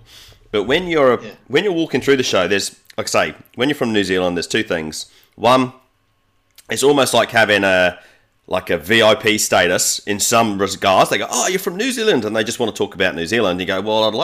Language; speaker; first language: English; native; English